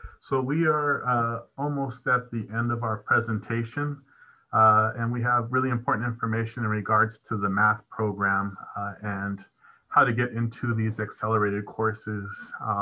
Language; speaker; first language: English; early bilingual, other home language; Spanish